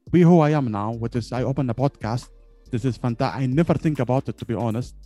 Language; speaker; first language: English; non-native, learner; Arabic